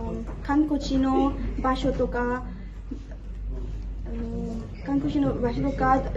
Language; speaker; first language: Japanese; non-native, learner; Garo